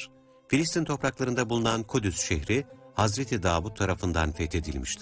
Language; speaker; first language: Turkish; native; Turkish